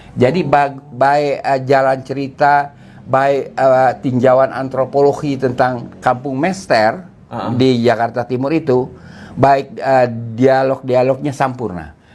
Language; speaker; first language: Indonesian; native; Indonesian